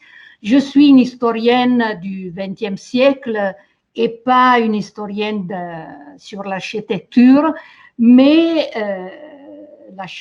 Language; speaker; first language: French; non-native, fluent; Italian